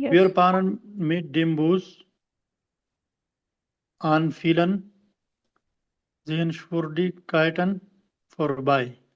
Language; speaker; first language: German; non-native, learner; Urdu